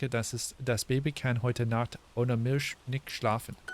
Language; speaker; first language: German; non-native, learner; English